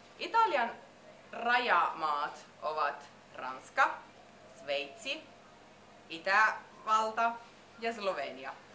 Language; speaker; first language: Finnish; non-native, fluent; Italian